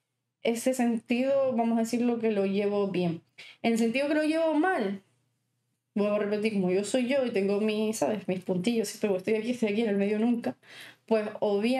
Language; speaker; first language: Spanish; native; Spanish